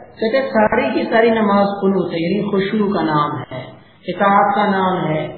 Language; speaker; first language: Urdu; native; Urdu